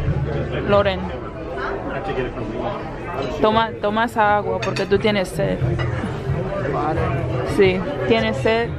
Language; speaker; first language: Spanish; early bilingual, heritage; Spanish